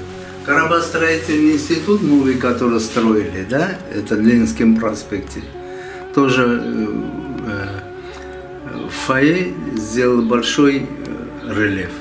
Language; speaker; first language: Russian; non-native, local second language; Armenian